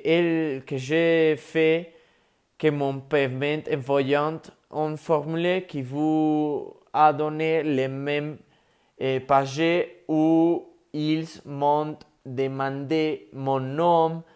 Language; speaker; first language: French; non-native, learner; Spanish